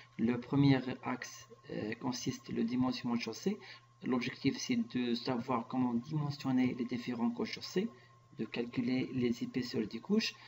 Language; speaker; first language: French; non-native, local second language; Arabic